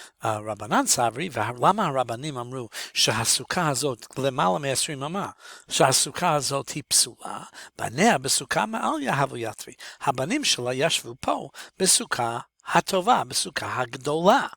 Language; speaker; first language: Hebrew; non-native, fluent; English